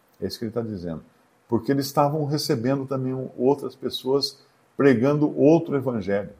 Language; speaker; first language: Portuguese; native; Portuguese